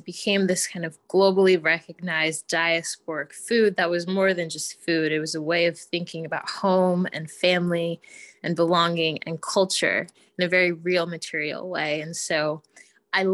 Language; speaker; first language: English; native; English